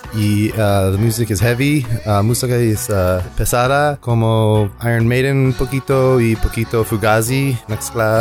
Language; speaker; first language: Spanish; non-native, learner; English